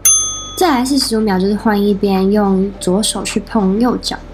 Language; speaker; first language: Chinese; native; Chinese